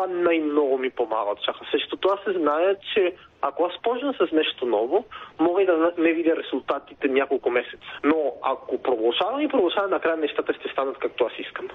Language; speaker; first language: Bulgarian; non-native, fluent; Spanish